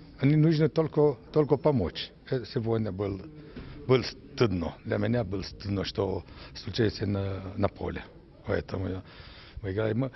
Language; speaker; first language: Russian; non-native, learner; Romanian